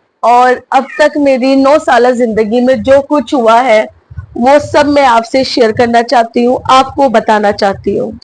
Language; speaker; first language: Urdu; native; Urdu